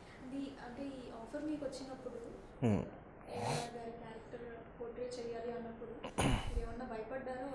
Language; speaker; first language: Telugu; native; Telugu